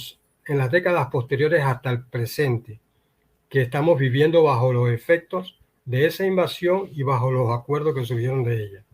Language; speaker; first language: Spanish; native; Spanish